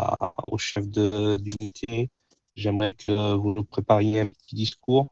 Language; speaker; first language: French; native; French